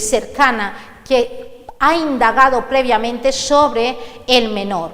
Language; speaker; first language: Spanish; native; Spanish